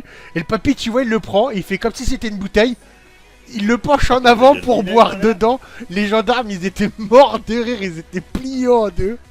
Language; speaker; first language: French; native; French